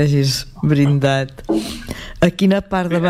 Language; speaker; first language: Catalan; native; Catalan